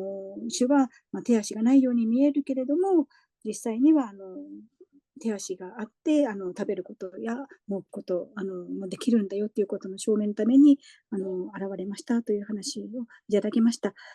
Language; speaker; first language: Japanese; native; Japanese